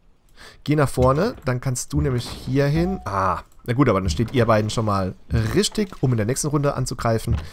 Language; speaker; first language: German; native; German